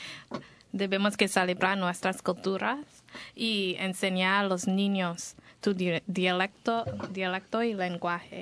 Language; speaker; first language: Spanish; non-native, learner; English